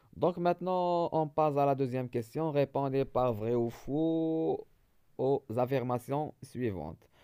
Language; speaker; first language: French; non-native, local second language; Arabic